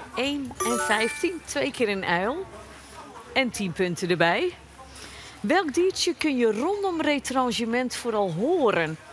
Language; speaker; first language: Dutch; native; Dutch